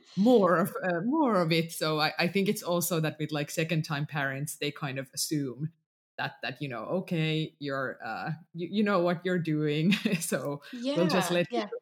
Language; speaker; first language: English; non-native, fluent; Finnish